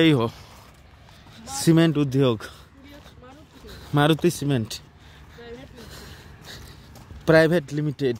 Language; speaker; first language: Nepali; non-native, local second language; Maithili